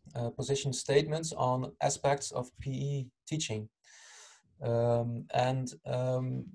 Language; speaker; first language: English; non-native, fluent; Dutch